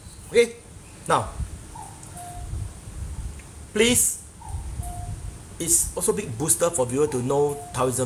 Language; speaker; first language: English; non-native, local second language; Chinese